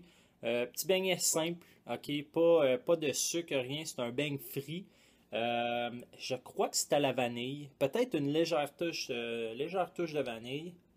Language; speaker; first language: French; native; French